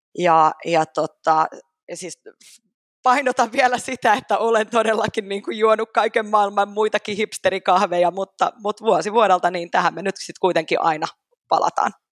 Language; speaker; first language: Finnish; native; Finnish